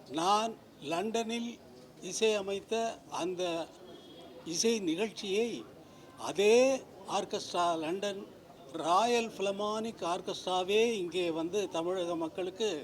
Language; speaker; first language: Tamil; native; Tamil